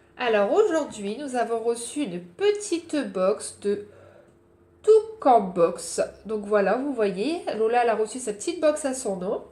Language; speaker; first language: French; native; French